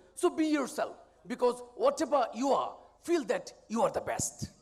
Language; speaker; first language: English; non-native, local second language; Bangla